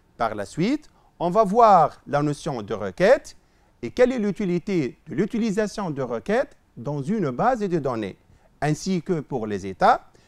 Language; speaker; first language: French; non-native, local second language; Arabic